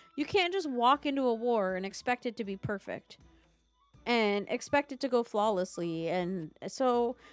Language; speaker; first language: English; native; English